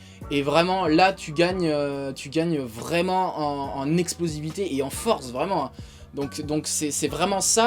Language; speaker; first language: French; native; French